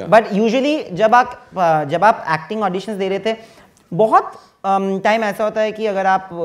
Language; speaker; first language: Hindi; non-native, local second language; Bangla